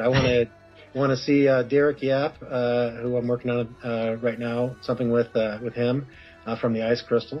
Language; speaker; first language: English; native; English